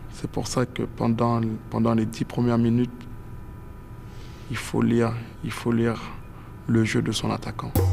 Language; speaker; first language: French; native; French